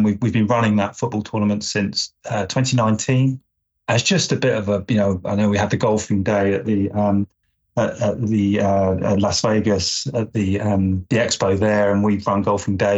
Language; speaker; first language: English; native; English